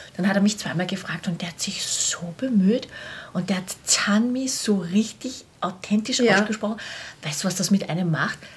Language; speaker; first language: German; native; German